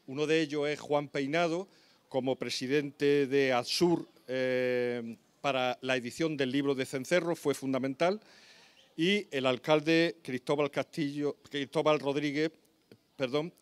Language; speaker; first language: Spanish; native; Spanish